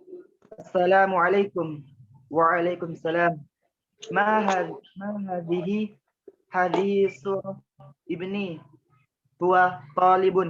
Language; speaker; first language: Arabic; non-native, learner; Indonesian